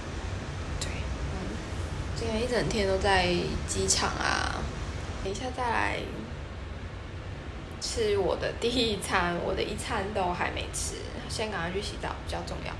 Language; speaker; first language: Chinese; native; Chinese